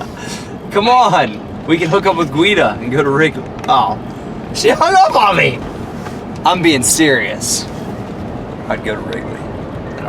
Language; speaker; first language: English; native; English